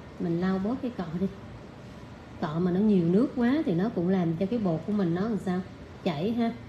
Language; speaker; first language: Vietnamese; native; Vietnamese